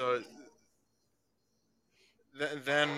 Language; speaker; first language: English; native; English